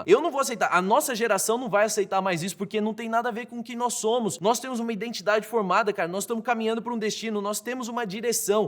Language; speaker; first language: Portuguese; native; Portuguese